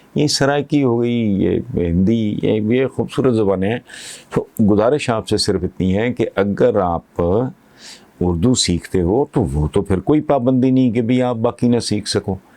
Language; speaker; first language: Urdu; non-native, local second language; Punjabi